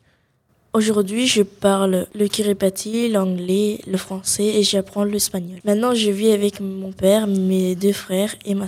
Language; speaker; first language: French; non-native, learner; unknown